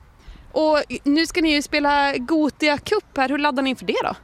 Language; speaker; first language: Swedish; native; Swedish